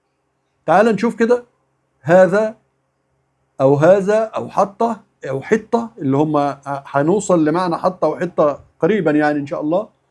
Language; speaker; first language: Arabic; native; Arabic